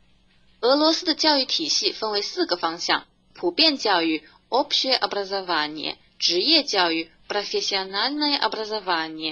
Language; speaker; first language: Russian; non-native, fluent; Chinese